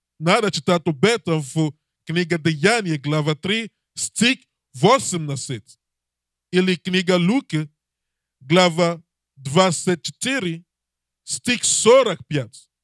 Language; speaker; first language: Russian; non-native, learner; English